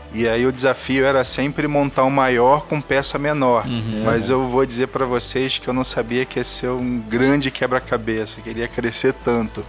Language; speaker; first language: Portuguese; native; Portuguese